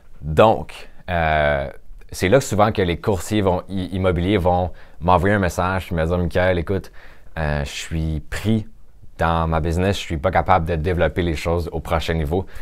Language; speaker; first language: French; native; French